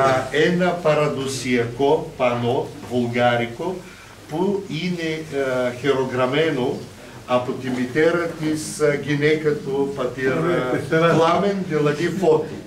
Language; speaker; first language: Greek; non-native, learner; Bulgarian